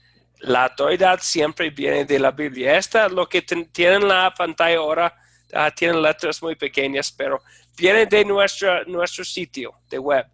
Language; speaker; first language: Spanish; non-native, fluent; English